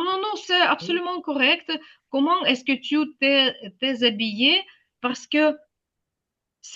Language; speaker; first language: French; non-native, fluent; Ukrainian